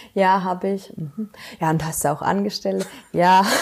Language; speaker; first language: German; native; German